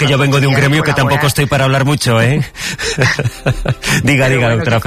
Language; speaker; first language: Spanish; native; Spanish